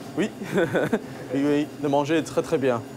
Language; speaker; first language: French; non-native, learner; English